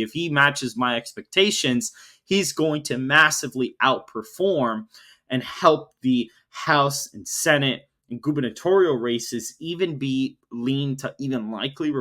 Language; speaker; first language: English; native; English